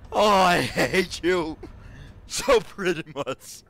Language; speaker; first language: English; non-native, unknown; Danish